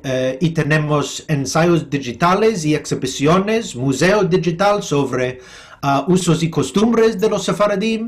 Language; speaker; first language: Spanish; non-native, fluent; English